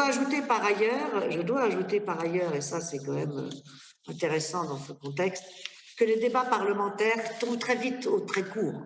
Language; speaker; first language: French; native; French